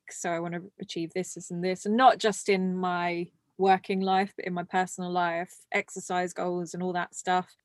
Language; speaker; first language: English; early bilingual, other home language; Morisyen